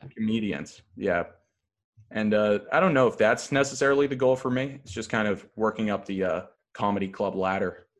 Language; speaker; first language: English; native; English